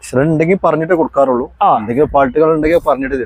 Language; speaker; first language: Malayalam; native; Malayalam